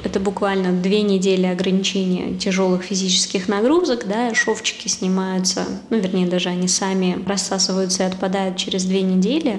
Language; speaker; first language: Russian; native; Russian